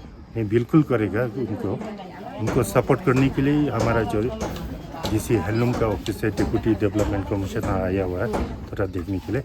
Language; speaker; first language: Hindi; non-native, local second language; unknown